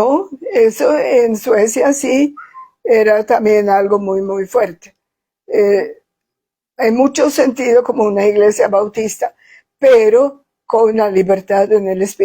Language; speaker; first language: Spanish; non-native, fluent; Swedish